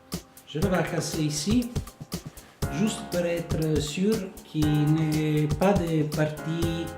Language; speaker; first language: French; non-native, fluent; Italian